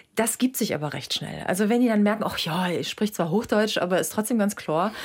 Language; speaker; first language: German; native; German